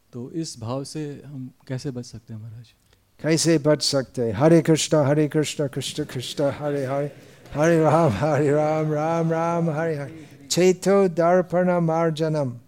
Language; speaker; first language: Hindi; non-native, fluent; English